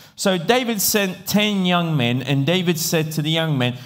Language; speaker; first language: English; native; English